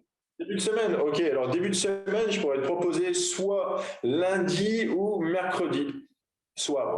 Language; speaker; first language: French; native; French